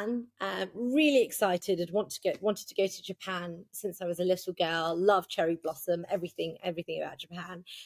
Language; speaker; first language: English; native; English